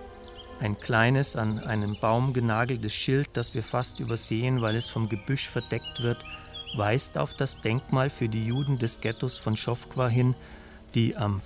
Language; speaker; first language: German; native; German